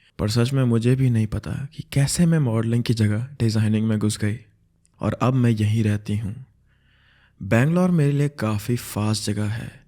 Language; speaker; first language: Hindi; native; Hindi